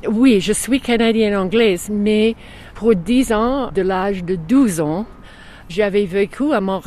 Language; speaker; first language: French; non-native, fluent; English